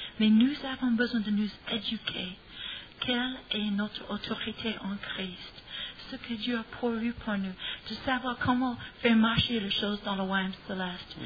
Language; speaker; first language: French; non-native, fluent; English